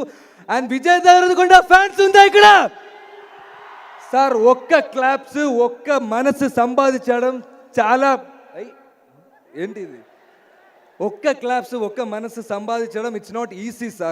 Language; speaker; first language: Telugu; non-native, learner; Malayalam